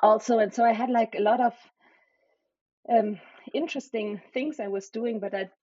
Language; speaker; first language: English; non-native, fluent; German